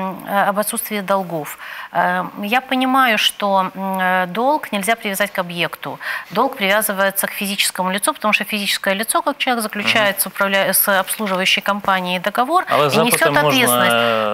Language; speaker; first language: Russian; native; Russian